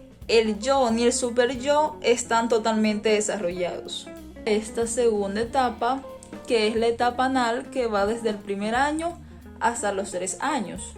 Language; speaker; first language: Spanish; native; Spanish